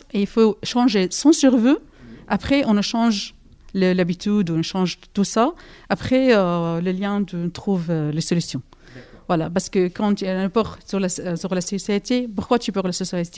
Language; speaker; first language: French; non-native, learner; Arabic